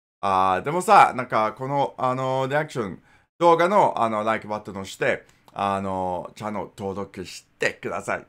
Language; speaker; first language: Japanese; non-native, learner; English